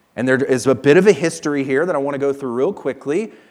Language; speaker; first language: English; native; English